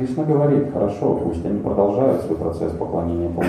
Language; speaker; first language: Russian; native; Russian